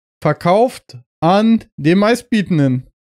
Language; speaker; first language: German; native; German